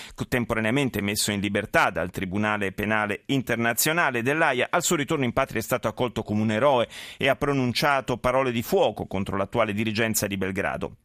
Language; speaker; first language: Italian; native; Italian